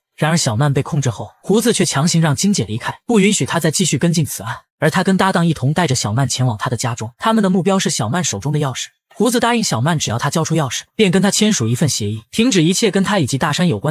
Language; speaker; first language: Chinese; native; Chinese